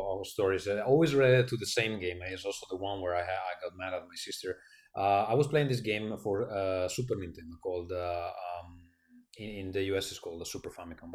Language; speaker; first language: English; non-native, fluent; Italian